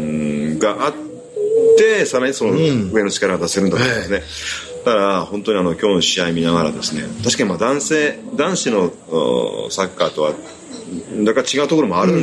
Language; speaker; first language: Japanese; native; Japanese